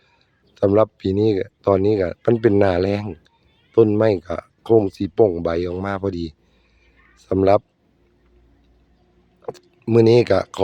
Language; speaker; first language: Thai; non-native, local second language; Northeastern Thai